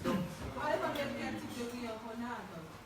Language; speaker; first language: French; non-native, local second language; Haitian Creole